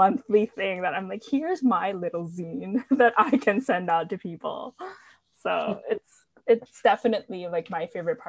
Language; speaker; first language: English; non-native, local second language; Filipino